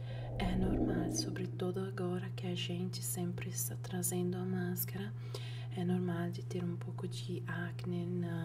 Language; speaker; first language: Portuguese; non-native, fluent; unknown